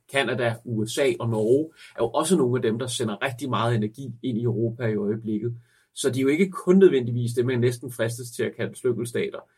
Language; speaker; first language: Danish; native; Danish